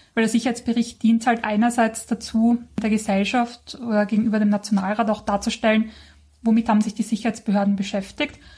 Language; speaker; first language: German; native; German